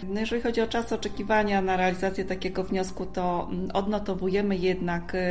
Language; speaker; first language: Polish; native; Polish